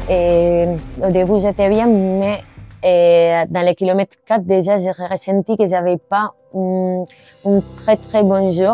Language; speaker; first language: French; non-native, learner; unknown